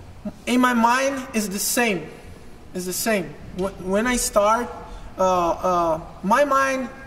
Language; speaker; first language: English; non-native, learner; Portuguese